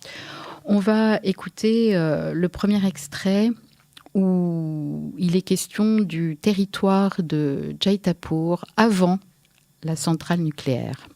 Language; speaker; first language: French; native; French